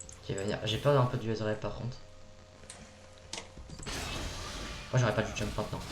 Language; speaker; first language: French; native; French